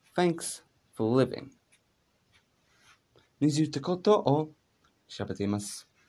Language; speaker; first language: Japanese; non-native, learner; English